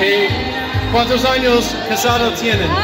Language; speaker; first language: Spanish; non-native, learner; English